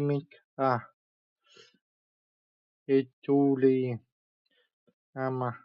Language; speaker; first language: Finnish; non-native, learner; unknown